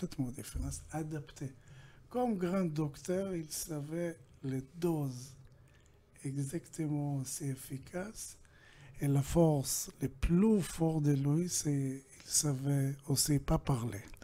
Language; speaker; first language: French; non-native, learner; Hebrew